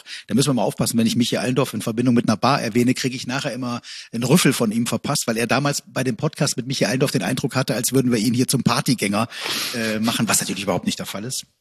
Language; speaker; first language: German; native; German